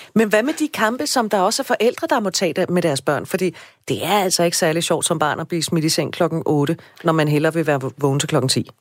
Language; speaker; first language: Danish; native; Danish